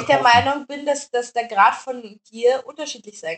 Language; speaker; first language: German; native; German